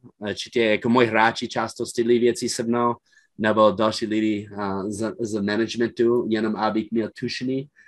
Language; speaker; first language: Czech; non-native, fluent; English